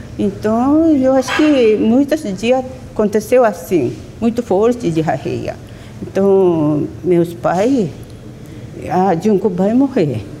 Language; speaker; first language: Portuguese; non-native, learner; Japanese